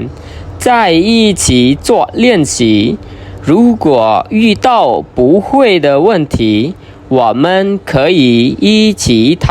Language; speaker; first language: Chinese; non-native, fluent; Khmer